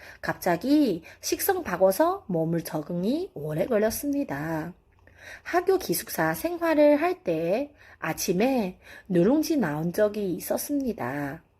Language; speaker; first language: Korean; non-native, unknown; Chinese